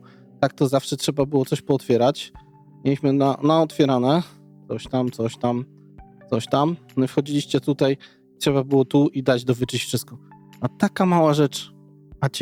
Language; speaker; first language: Polish; native; Polish